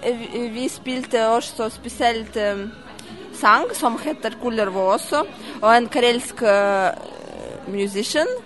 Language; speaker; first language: Norwegian; non-native, learner; Russian